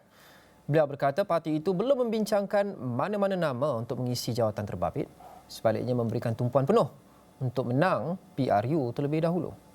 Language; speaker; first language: Malay; native; Malay